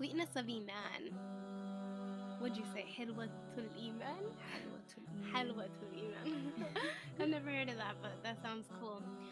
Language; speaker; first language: English; native; English